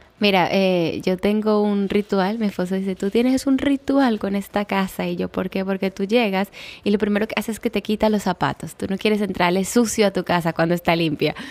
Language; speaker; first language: Spanish; native; Spanish